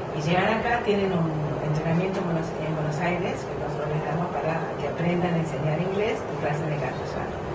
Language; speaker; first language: Spanish; non-native, fluent; English